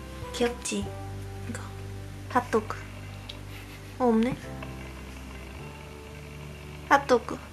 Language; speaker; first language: Korean; non-native, fluent; Chinese